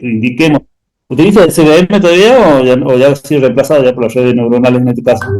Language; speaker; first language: Spanish; native; Spanish